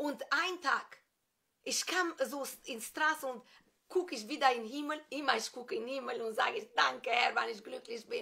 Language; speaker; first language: German; non-native, fluent; Albanian